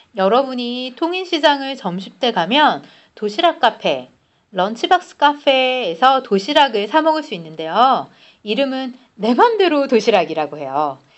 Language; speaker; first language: Korean; native; Korean